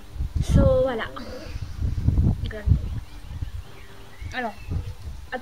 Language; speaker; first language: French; non-native, learner; Filipino